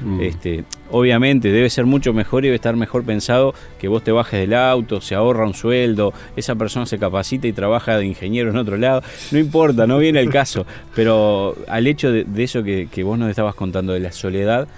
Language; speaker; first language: Spanish; native; Spanish